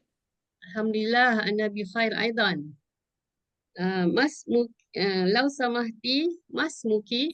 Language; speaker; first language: Arabic; non-native, learner; Malay